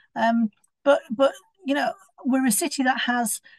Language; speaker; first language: English; native; English